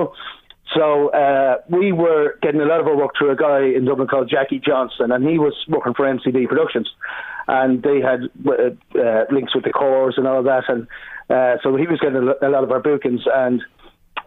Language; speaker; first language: English; native; English